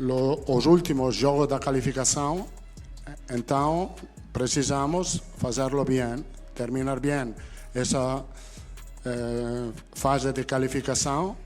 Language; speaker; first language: Portuguese; non-native, fluent; Italian